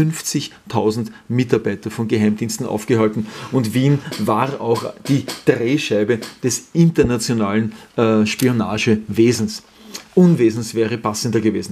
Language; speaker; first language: German; native; German